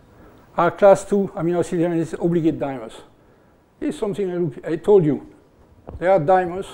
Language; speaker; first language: English; non-native, fluent; French